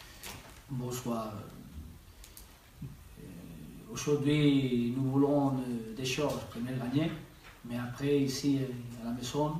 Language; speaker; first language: French; non-native, learner; Spanish